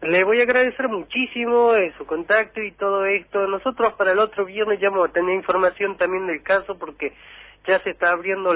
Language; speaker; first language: Spanish; native; Spanish